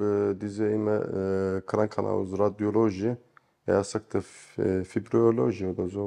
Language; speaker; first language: German; non-native, learner; Turkish